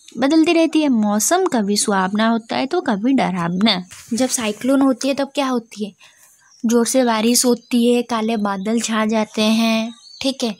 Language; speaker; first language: Hindi; non-native, local second language; Odia